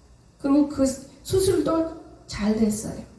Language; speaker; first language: Korean; native; Korean